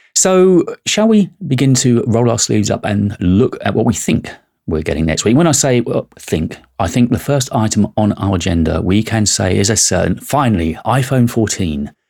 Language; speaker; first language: English; native; English